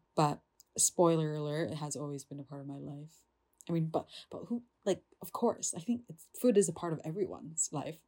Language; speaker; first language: English; non-native, fluent; Indonesian